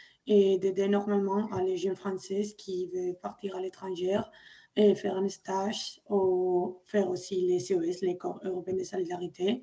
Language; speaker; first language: French; non-native, learner; Spanish